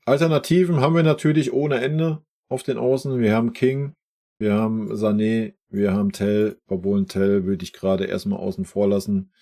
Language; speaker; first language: German; native; German